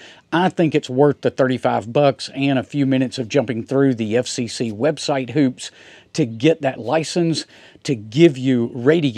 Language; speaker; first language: English; native; English